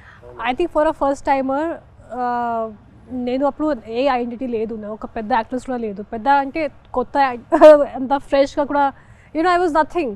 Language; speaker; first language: Telugu; non-native, local second language; Hindi